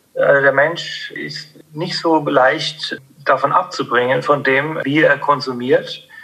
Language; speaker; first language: German; native; German